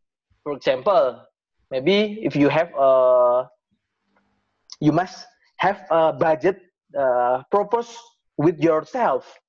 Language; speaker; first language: English; non-native, learner; Indonesian